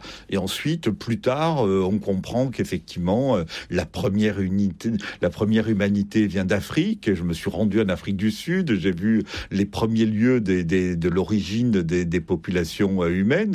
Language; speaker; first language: French; native; French